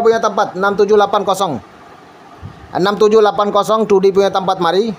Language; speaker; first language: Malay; non-native, learner; Bangla